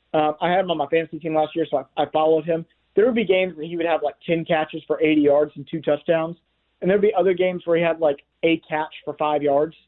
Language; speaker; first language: English; native; English